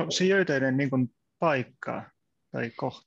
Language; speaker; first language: Finnish; non-native, learner; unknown